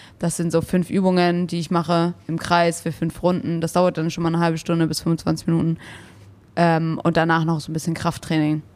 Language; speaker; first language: German; early bilingual, other home language; English